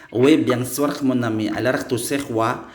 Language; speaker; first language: French; non-native, learner; Indonesian